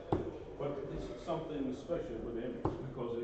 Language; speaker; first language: English; non-native, learner; Norwegian